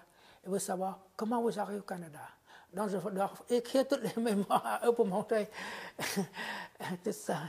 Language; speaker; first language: French; non-native, fluent; Khmer